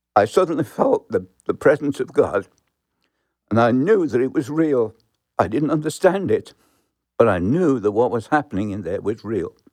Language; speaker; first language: English; native; English